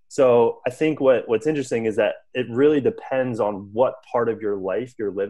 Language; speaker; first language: English; native; English